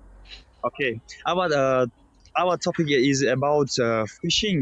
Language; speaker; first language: English; non-native, learner; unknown